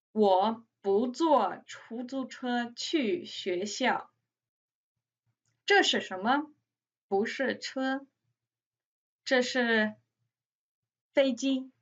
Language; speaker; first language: Chinese; non-native, fluent; English